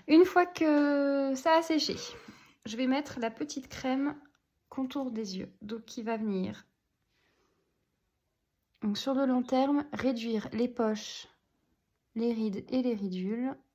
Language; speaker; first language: French; native; French